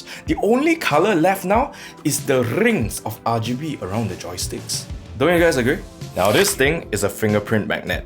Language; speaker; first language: English; native; English